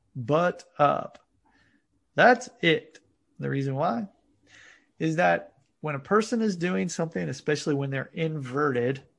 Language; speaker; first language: English; native; English